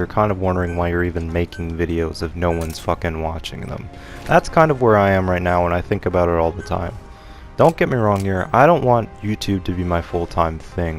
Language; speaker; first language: English; native; English